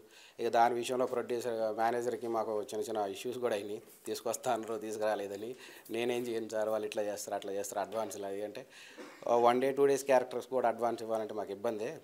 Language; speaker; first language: Telugu; native; Telugu